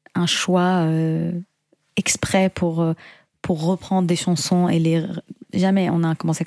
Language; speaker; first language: French; non-native, fluent; Arabic